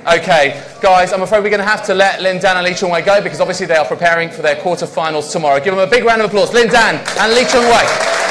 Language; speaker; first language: English; native; English